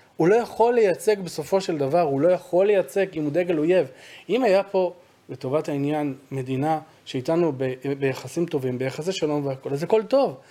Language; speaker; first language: Hebrew; native; Hebrew